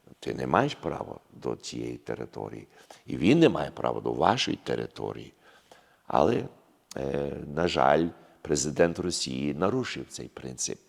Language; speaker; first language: Ukrainian; early bilingual, heritage; Ukrainian